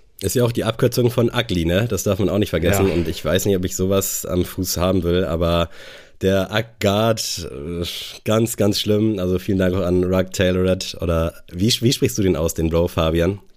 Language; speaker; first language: German; native; German